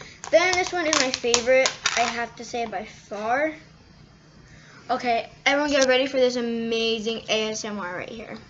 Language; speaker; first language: English; native; English